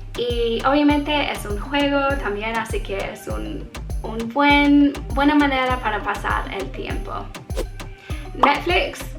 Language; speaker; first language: Spanish; non-native, learner; English